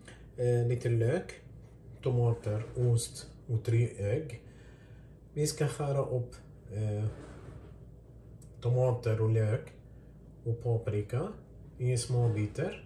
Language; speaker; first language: Swedish; non-native, learner; Arabic